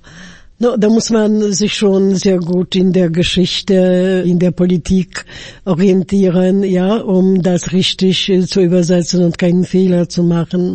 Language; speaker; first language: German; non-native, fluent; Polish